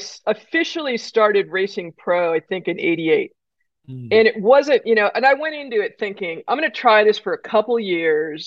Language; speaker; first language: English; native; English